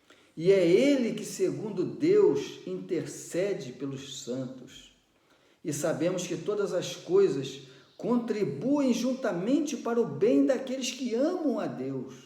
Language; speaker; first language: Portuguese; native; Portuguese